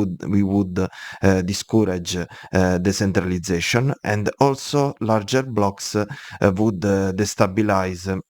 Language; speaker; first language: English; non-native, fluent; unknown